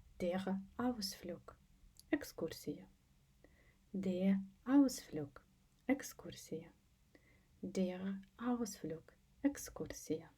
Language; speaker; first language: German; non-native, fluent; Ukrainian